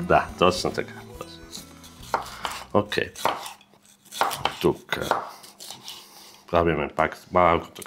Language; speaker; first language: Bulgarian; non-native, learner; German